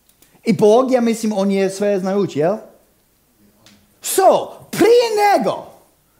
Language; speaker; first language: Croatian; non-native, fluent; English